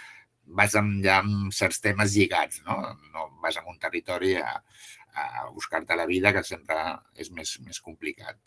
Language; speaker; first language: Catalan; native; Catalan